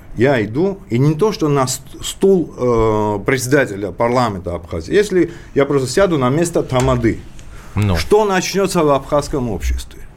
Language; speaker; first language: Russian; non-native, local second language; Georgian